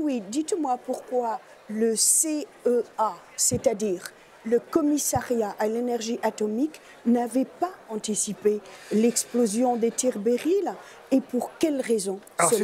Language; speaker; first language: French; native; French